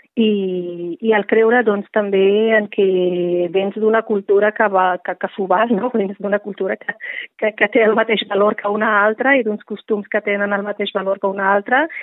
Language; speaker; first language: Catalan; non-native, fluent; Riffian